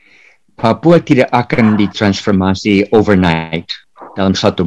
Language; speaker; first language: Indonesian; non-native, fluent; English